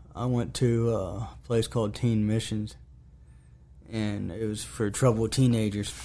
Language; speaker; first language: English; native; English